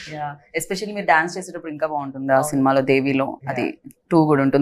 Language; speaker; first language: Telugu; native; Telugu